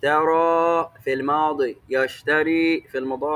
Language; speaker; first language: Arabic; non-native, fluent; English